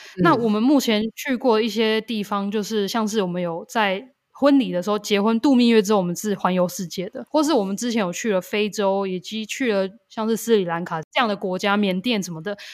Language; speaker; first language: Chinese; native; Chinese